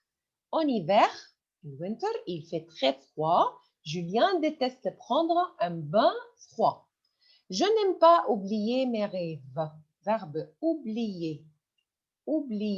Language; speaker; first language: French; non-native, fluent; Arabic